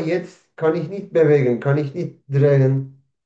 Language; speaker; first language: German; non-native, learner; Turkish